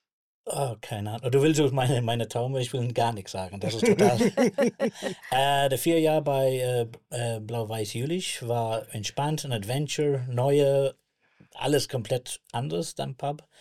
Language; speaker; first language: German; non-native, learner; English